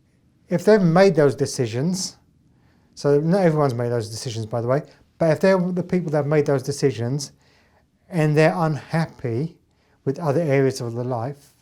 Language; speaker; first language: English; native; English